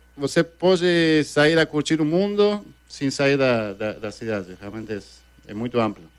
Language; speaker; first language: Portuguese; non-native, fluent; Spanish